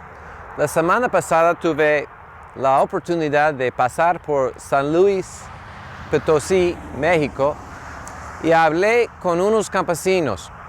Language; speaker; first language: Spanish; non-native, fluent; English